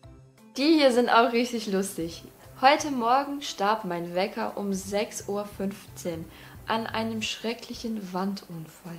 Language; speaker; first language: German; non-native, fluent; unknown